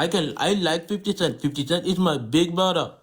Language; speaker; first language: English; non-native, learner; French